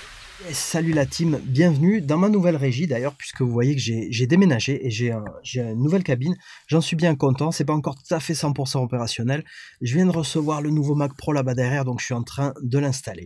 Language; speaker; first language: French; native; French